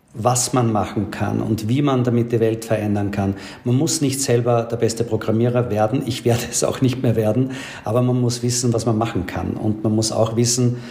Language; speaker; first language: German; native; German